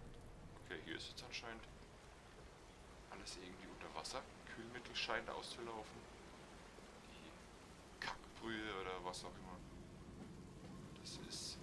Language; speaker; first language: German; native; German